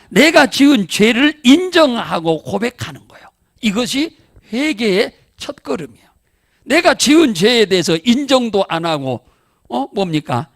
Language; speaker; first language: Korean; native; Korean